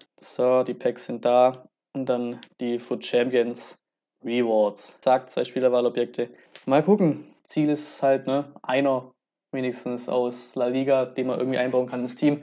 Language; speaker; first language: German; native; German